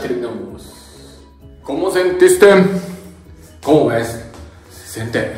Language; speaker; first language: Spanish; non-native, learner; Japanese